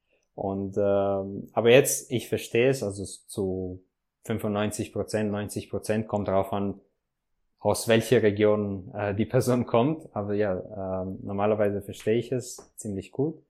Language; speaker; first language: German; non-native, fluent; Italian